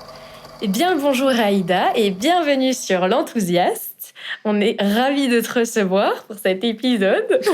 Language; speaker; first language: French; native; French